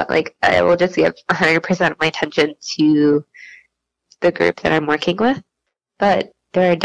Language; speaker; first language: English; native; English